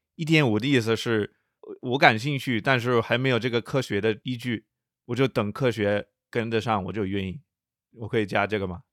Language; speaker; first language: Chinese; non-native, fluent; English